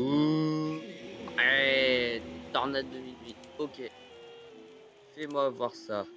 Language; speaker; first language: French; native; French